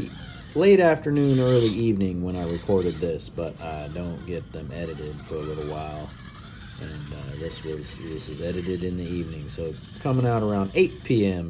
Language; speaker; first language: English; native; English